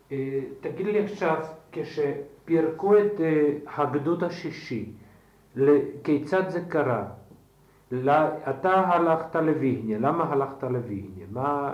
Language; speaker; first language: Hebrew; non-native, fluent; Slovak